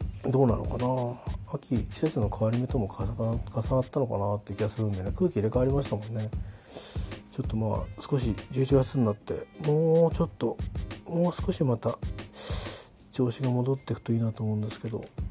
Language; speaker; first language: Japanese; native; Japanese